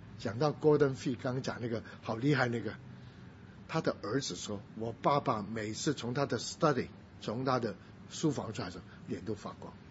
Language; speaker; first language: Chinese; non-native, local second language; Cantonese